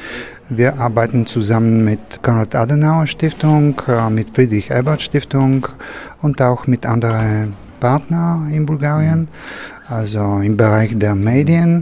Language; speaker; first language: German; non-native, fluent; Bulgarian